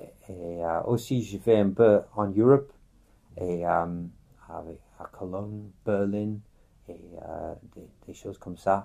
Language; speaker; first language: French; non-native, fluent; English